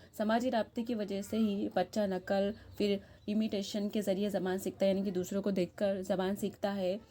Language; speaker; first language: Urdu; native; Urdu